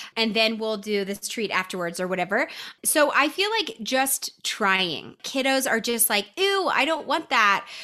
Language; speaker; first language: English; native; English